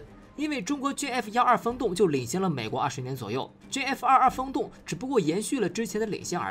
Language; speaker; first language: Chinese; native; Chinese